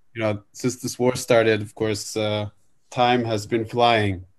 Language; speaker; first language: English; native; English